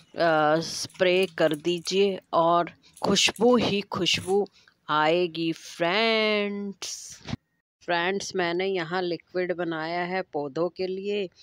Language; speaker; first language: Hindi; native; Hindi